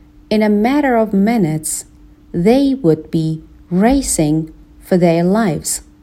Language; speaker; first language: English; non-native, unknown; Persian